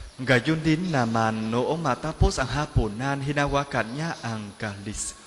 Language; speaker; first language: Filipino; non-native, learner; Vietnamese